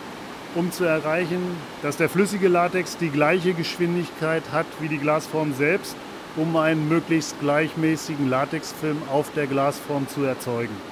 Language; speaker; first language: German; native; German